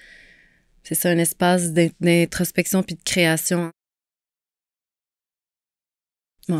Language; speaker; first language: French; native; French